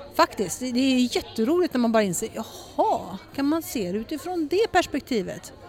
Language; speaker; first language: Swedish; early bilingual, heritage; Swedish